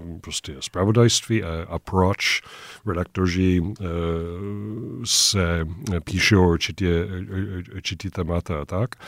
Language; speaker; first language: Czech; non-native, fluent; English